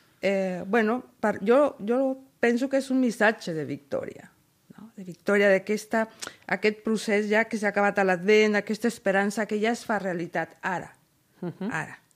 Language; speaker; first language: Catalan; non-native, fluent; Spanish